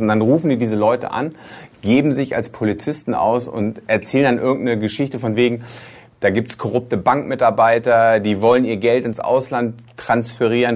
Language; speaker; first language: German; native; German